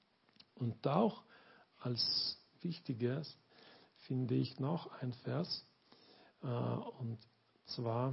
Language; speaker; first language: German; non-native, learner; Lithuanian